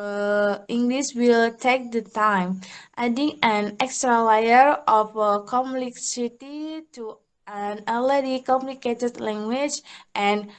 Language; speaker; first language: English; non-native, learner; Indonesian